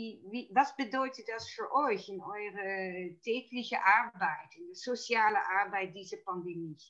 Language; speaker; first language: German; non-native, fluent; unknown